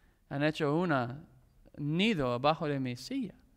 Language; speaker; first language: Spanish; non-native, fluent; English